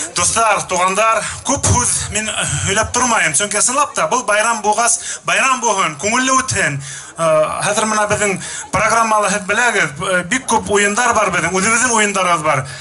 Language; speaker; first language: Tatar; non-native, local second language; Bashkir